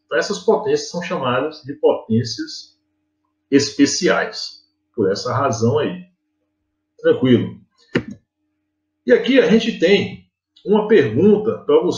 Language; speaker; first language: Portuguese; native; Portuguese